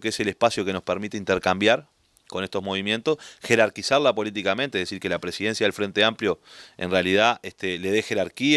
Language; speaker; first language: Spanish; native; Spanish